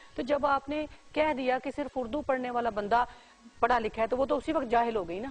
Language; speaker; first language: Urdu; non-native, local second language; Punjabi